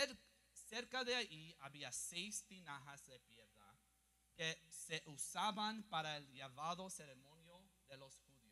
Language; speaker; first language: Spanish; early bilingual, heritage; English